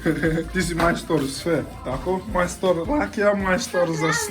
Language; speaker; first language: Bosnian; non-native, learner; English